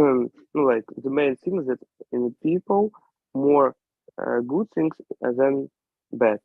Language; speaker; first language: English; non-native, learner; Ukrainian